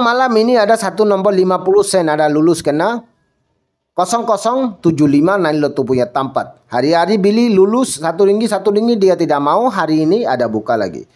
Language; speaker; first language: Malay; non-native, learner; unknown